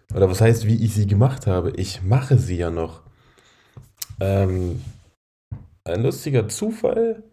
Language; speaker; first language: German; native; German